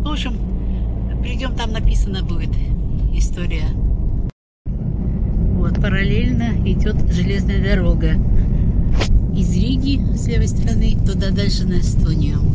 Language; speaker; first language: Russian; native; Russian